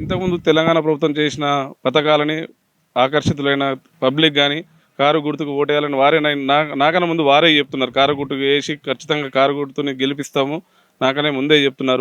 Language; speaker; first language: Telugu; native; Telugu